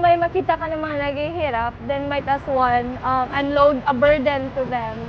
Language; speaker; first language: Filipino; non-native, local second language; Waray